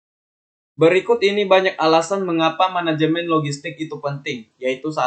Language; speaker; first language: Indonesian; native; Indonesian